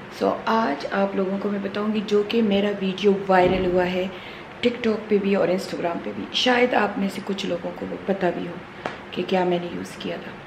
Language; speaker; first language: Urdu; non-native, local second language; Pashto